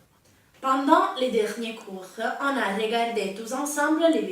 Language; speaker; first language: French; non-native, learner; Italian